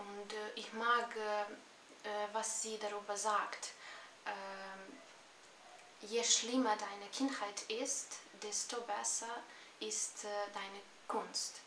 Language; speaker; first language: German; non-native, fluent; Serbian